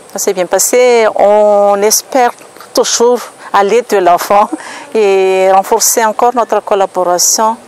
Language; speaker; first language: French; non-native, local second language; Malagasy